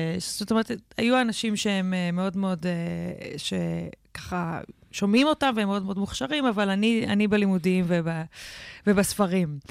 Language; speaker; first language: Hebrew; native; Hebrew